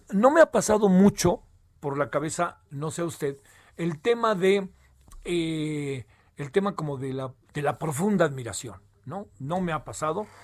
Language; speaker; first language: Spanish; native; Spanish